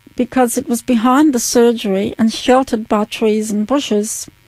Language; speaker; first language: English; native; English